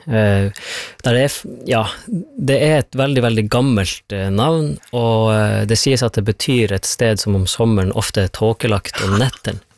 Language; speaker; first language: Norwegian; native; Norwegian